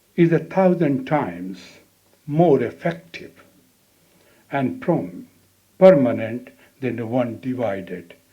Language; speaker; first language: English; non-native, local second language; Hindi